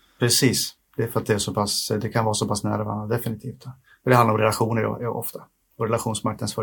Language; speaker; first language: Swedish; native; Swedish